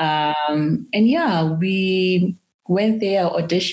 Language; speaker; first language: English; non-native, local second language; Zulu